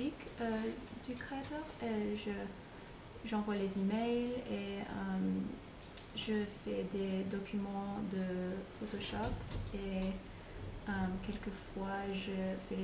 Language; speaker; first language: French; non-native, fluent; English